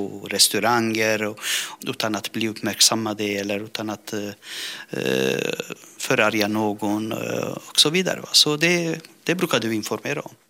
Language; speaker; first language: Swedish; non-native, fluent; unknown